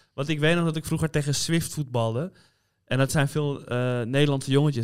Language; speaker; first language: Dutch; native; Dutch